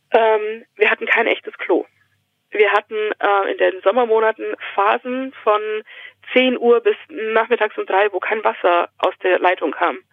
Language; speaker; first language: German; native; German